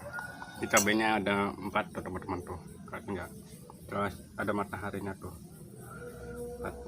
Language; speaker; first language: Indonesian; native; Indonesian